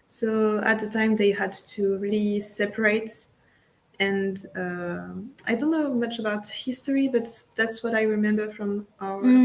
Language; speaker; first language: English; non-native, fluent; French